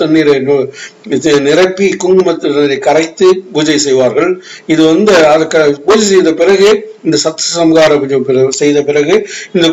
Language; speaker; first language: Tamil; native; Tamil